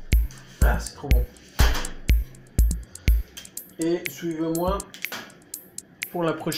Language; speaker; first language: French; non-native, fluent; Spanish